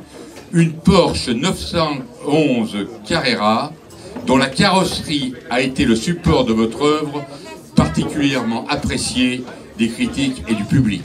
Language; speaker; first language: French; native; French